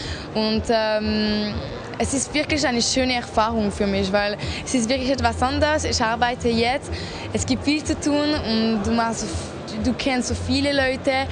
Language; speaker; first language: German; non-native, local second language; French